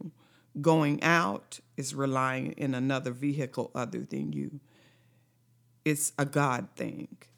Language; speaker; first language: English; native; English